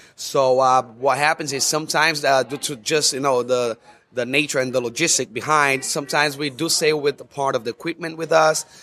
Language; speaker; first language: English; non-native, fluent; Portuguese